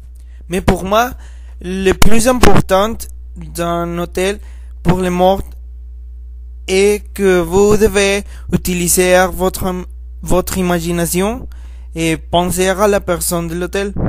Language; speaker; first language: French; non-native, learner; Spanish